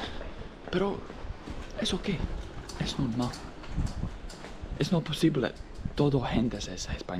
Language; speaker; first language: Spanish; non-native, learner; Latvian